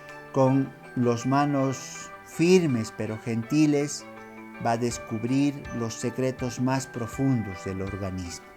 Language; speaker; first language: Spanish; native; Spanish